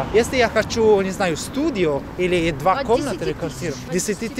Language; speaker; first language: Russian; non-native, learner; Italian